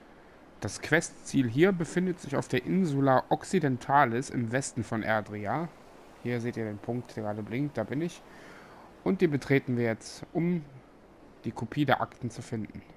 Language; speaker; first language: German; native; German